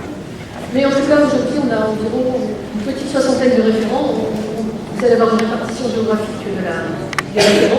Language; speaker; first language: French; native; French